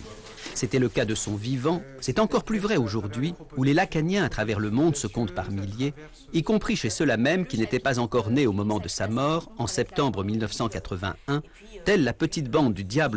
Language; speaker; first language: French; native; French